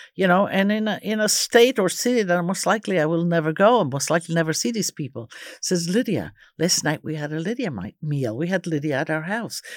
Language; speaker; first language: English; early bilingual, other home language; Croatian